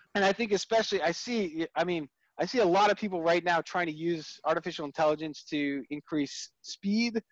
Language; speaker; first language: English; native; English